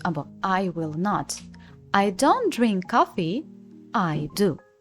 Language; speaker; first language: English; non-native, fluent; Ukrainian